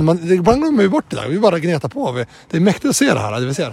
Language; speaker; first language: Swedish; native; Swedish